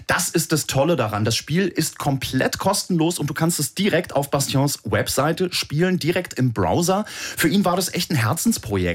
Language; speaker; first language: German; native; German